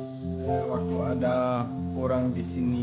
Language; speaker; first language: Indonesian; non-native, learner; Danish